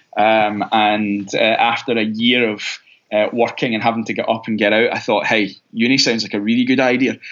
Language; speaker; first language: English; native; English